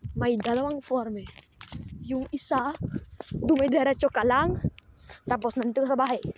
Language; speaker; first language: Filipino; non-native, learner; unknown